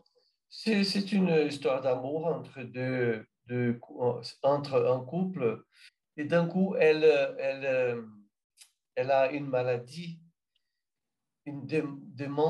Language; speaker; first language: French; non-native, learner; Portuguese